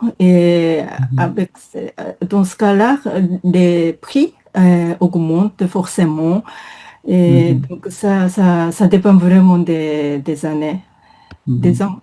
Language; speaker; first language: French; non-native, fluent; Japanese